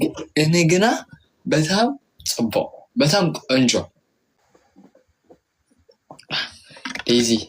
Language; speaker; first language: Amharic; non-native, learner; Tigrinya